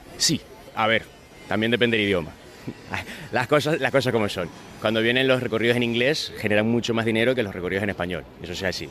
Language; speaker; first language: Spanish; native; Spanish